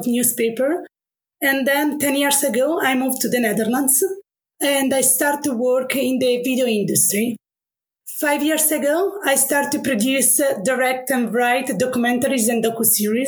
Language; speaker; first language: English; non-native, fluent; Italian